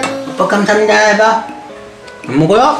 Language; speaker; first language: Korean; non-native, learner; Spanish